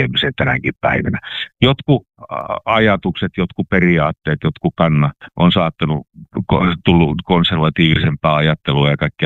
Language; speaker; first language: Finnish; native; Finnish